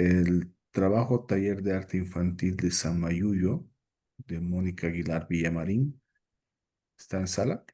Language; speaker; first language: Spanish; native; Spanish